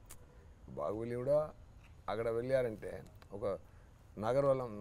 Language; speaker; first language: Telugu; non-native, fluent; Tamil